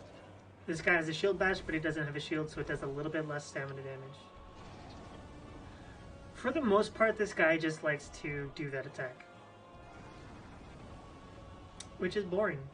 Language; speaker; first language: English; native; English